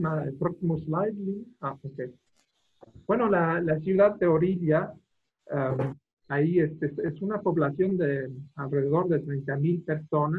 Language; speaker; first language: Spanish; non-native, fluent; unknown